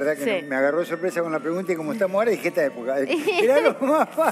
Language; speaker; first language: Spanish; native; Spanish